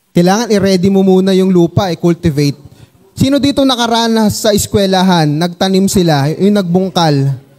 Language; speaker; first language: Filipino; non-native, local second language; Cebuano